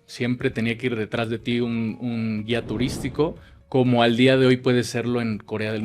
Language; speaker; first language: Spanish; native; Spanish